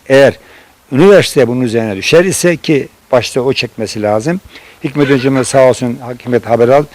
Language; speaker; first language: Turkish; native; Turkish